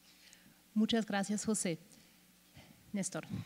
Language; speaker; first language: Spanish; non-native, fluent; German